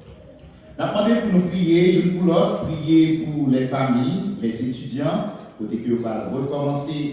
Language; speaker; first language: French; non-native, local second language; Haitian Creole